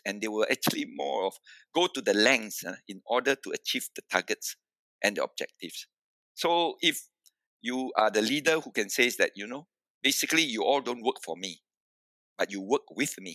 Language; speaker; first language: English; non-native, local second language; Min Nan Chinese